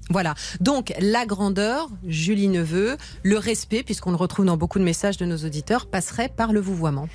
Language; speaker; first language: French; native; French